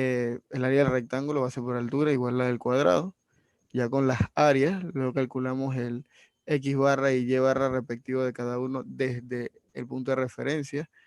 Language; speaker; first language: Spanish; native; Spanish